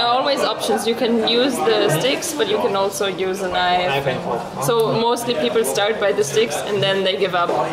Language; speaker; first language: English; non-native, fluent; German